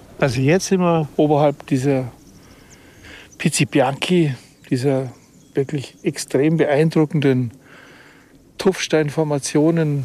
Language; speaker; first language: German; native; German